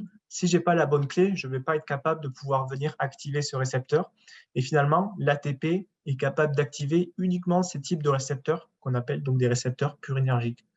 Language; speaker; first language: French; native; French